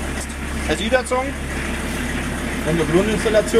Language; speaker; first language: German; native; German